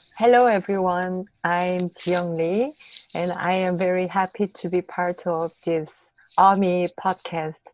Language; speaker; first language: English; non-native, fluent; Korean